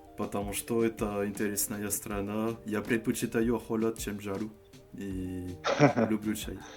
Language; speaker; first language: Russian; non-native, learner; French